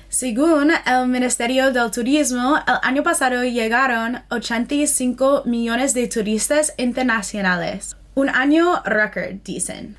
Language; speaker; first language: Spanish; non-native, fluent; English